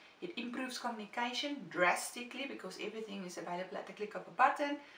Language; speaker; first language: English; non-native, local second language; Afrikaans